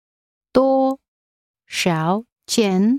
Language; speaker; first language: Chinese; non-native, learner; English